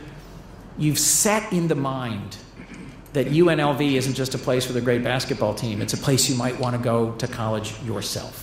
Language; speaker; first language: English; native; English